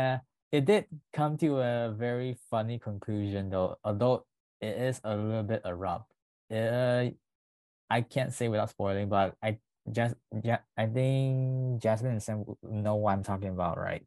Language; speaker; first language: English; non-native, local second language; Chinese